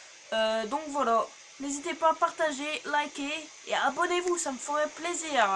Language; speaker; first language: French; native; French